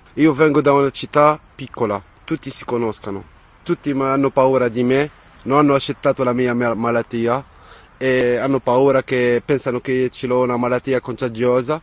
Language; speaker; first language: Italian; non-native, fluent; Arabic